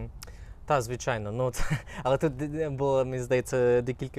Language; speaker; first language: Ukrainian; non-native, fluent; English